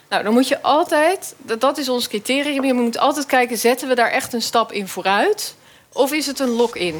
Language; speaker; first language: Dutch; native; Dutch